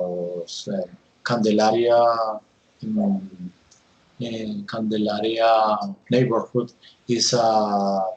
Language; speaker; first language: English; non-native, learner; Spanish